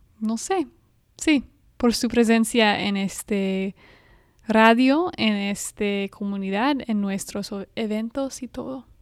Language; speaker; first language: Spanish; non-native, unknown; English